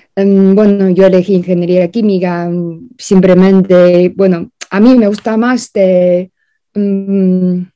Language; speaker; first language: Spanish; non-native, fluent; Chinese